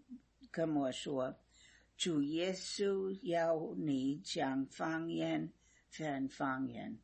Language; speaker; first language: Chinese; non-native, fluent; English